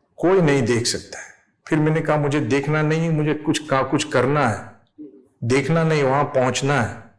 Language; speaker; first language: Urdu; non-native, fluent; English